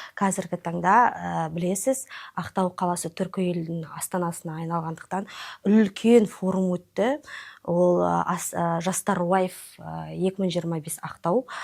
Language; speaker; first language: Kazakh; non-native, local second language; Russian